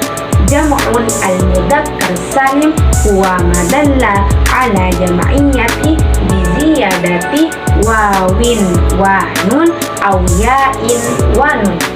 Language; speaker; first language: Arabic; non-native, learner; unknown